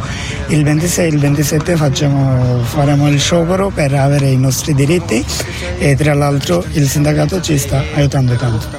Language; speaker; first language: Italian; non-native, learner; Bangla